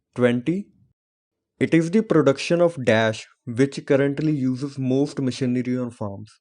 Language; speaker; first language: English; non-native, local second language; Punjabi